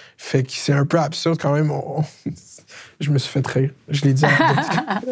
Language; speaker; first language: French; native; French